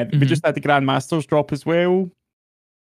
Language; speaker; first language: English; native; English